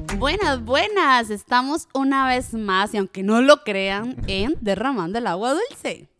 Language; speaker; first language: Spanish; early bilingual, other home language; French